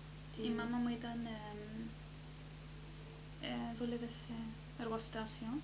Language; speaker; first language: Greek; early bilingual, heritage; Greek